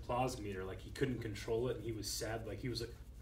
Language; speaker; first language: English; native; English